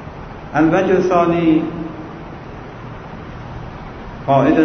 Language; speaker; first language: Arabic; non-native, fluent; Persian